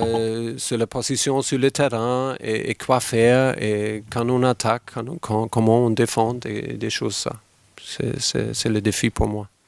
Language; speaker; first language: French; non-native, fluent; German